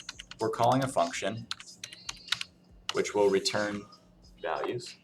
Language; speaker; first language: English; native; English